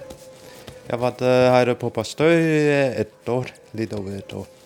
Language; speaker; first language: Norwegian; non-native, fluent; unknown